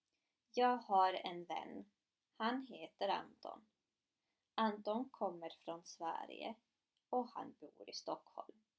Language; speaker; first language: Swedish; non-native, fluent; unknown